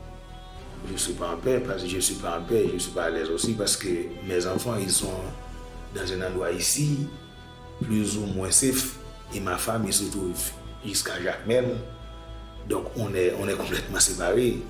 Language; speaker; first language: French; non-native, local second language; Haitian Creole